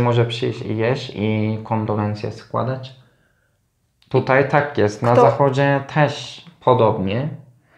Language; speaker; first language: Polish; non-native, learner; Turkish